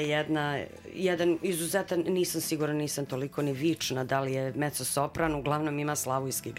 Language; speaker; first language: Serbian; native; Serbian